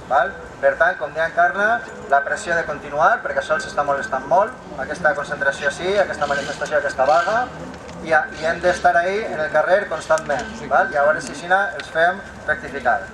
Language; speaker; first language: Catalan; native; Catalan